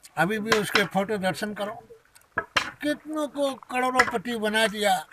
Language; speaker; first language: Hindi; non-native, local second language; Bangla